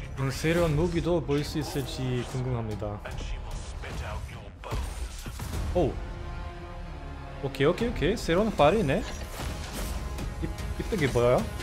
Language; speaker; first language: Korean; non-native, fluent; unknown